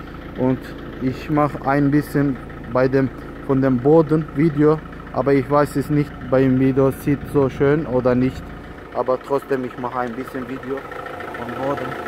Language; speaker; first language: German; non-native, learner; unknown